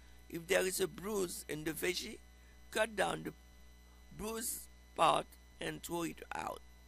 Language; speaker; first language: English; non-native, fluent; Haitian Creole